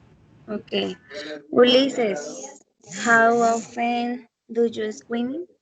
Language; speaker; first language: English; non-native, learner; Spanish